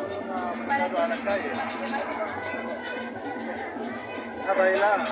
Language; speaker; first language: Spanish; non-native, learner; Hebrew